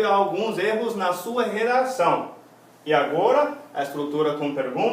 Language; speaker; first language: Portuguese; non-native, fluent; English